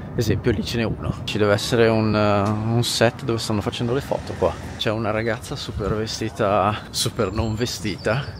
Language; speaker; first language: Italian; native; Italian